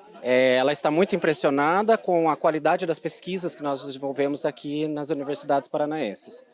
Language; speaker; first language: Portuguese; native; Portuguese